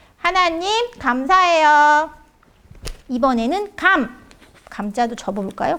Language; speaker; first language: Korean; native; Korean